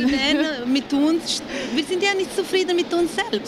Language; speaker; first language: German; non-native, fluent; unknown